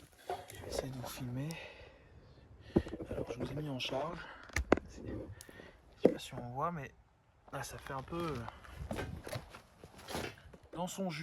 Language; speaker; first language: French; native; French